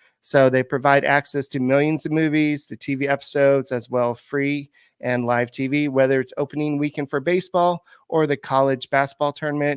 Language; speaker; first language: English; native; English